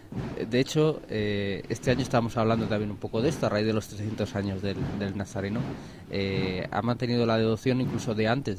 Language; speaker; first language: Spanish; native; Spanish